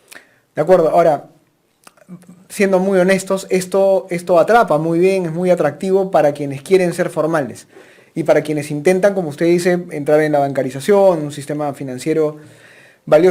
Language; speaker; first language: Spanish; native; Spanish